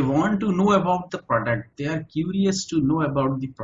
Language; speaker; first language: English; native; English